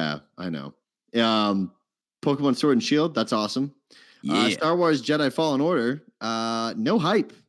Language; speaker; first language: English; native; English